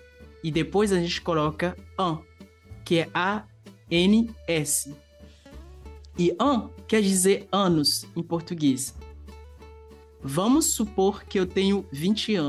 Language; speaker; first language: Portuguese; non-native, fluent; French